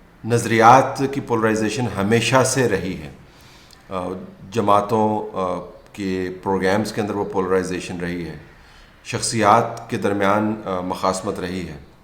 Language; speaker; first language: Urdu; native; Urdu